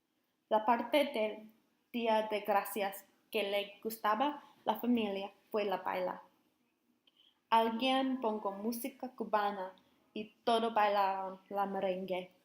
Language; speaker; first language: Spanish; non-native, learner; English